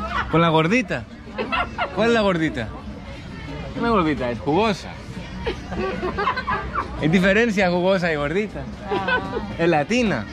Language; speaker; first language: Spanish; non-native, learner; Greek